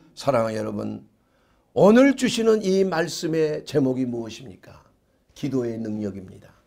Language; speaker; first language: Korean; native; Korean